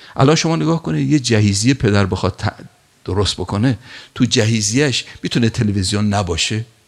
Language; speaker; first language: Persian; native; Persian